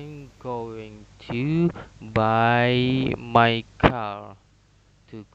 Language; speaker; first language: English; non-native, learner; Indonesian